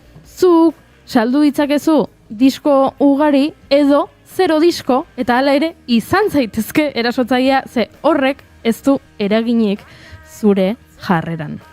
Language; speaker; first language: Basque; native; Basque